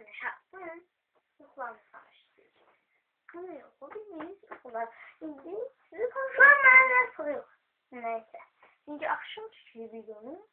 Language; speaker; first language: Turkish; non-native, learner; Azerbaijani